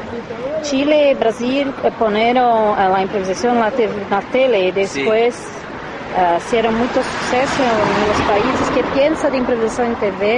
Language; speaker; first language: Spanish; non-native, learner; Portuguese